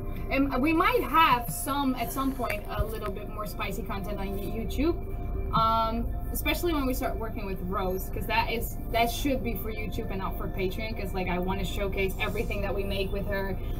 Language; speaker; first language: English; early bilingual, other home language; Dutch